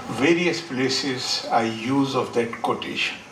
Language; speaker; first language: English; non-native, local second language; Hindi